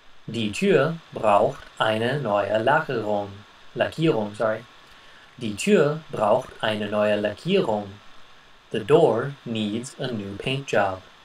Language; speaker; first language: German; non-native, fluent; English